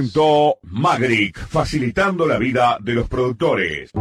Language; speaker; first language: Spanish; native; Spanish